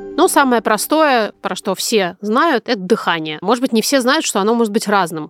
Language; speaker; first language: Russian; native; Russian